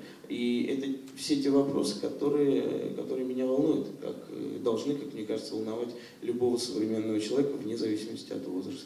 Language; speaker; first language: Russian; native; Russian